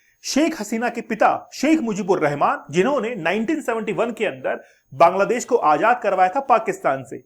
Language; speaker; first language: Hindi; native; Hindi